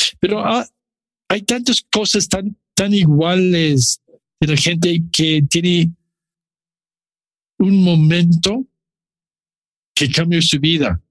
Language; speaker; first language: Spanish; non-native, learner; English